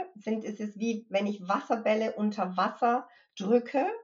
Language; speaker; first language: German; early bilingual, other home language; English